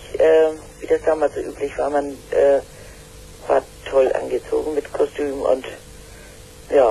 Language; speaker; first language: German; native; German